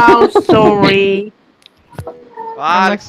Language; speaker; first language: English; non-native, learner; French